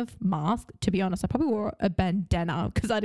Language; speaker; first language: English; native; English